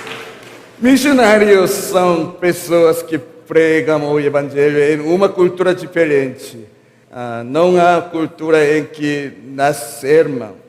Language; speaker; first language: Portuguese; non-native, learner; Korean